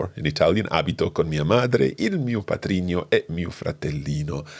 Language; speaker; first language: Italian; non-native, fluent; English